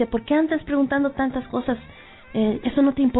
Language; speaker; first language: Spanish; early bilingual, heritage; Spanish